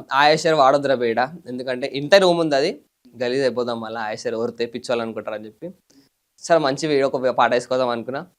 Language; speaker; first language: Telugu; native; Telugu